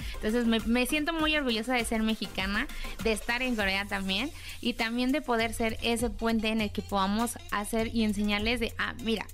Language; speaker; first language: Spanish; native; Spanish